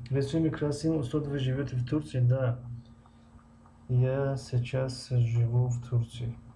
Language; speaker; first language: Russian; non-native, learner; Persian